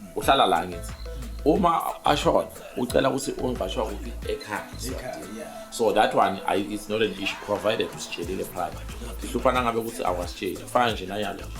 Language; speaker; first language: Zulu; non-native, local second language; Swati